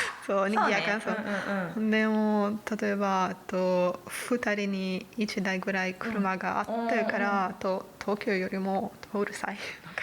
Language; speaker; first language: Japanese; non-native, learner; Italian